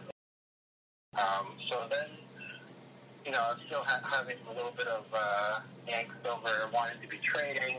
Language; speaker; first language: English; early bilingual, other home language; Russian